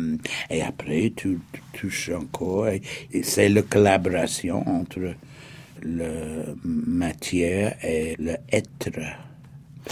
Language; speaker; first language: French; non-native, fluent; English